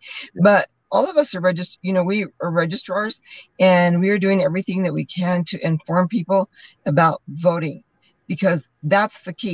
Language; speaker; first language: English; native; English